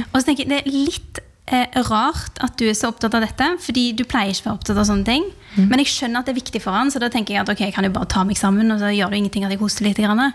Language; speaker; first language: Norwegian; early bilingual, other home language; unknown